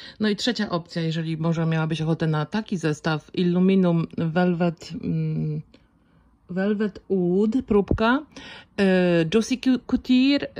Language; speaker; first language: Polish; native; Polish